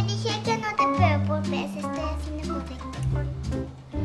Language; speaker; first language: Spanish; early bilingual, other home language; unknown